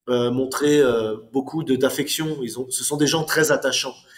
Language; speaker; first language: French; native; French